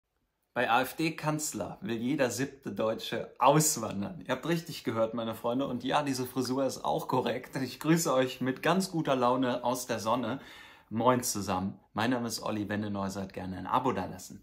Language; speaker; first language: German; native; German